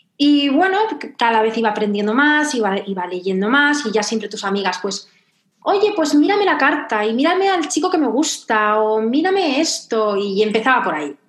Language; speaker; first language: Spanish; native; Spanish